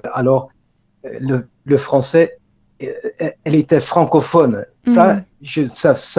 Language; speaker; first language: French; non-native, fluent; Dutch